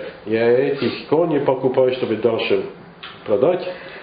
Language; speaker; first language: Russian; non-native, fluent; English